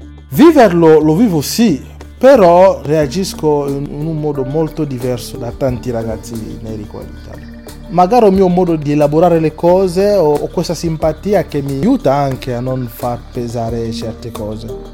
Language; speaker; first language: Italian; non-native, fluent; Lingala